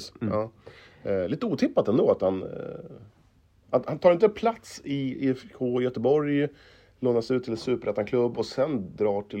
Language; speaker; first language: Swedish; native; Swedish